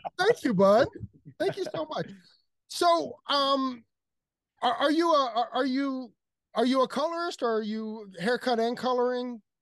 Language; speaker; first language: English; native; English